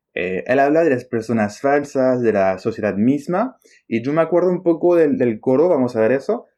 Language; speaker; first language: Spanish; non-native, fluent; French